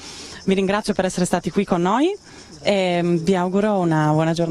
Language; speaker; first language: Italian; native; Italian